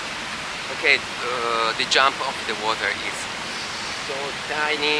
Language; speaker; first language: English; non-native, fluent; Italian